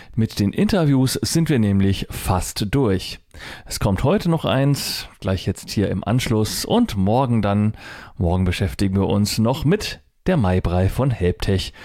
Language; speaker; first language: German; native; German